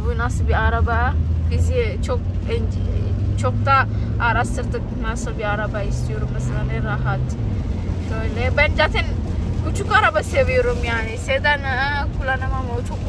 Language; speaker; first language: Turkish; non-native, learner; Indonesian